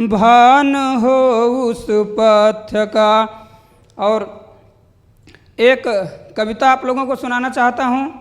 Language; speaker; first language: Hindi; native; Hindi